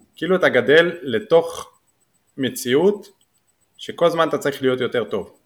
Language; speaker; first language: Hebrew; native; Hebrew